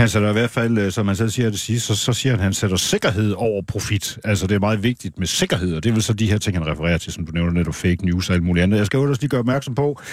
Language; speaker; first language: Danish; native; Danish